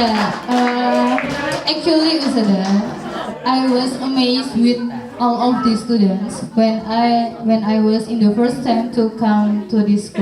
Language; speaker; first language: English; non-native, fluent; Indonesian